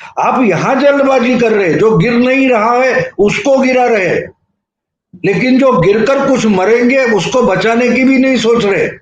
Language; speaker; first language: Hindi; non-native, local second language; Marathi